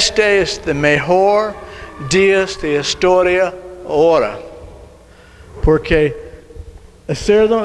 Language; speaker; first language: Spanish; non-native, learner; English